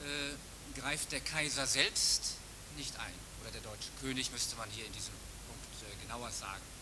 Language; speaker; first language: German; native; German